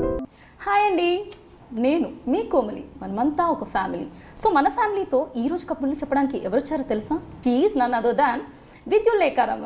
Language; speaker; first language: Telugu; native; Telugu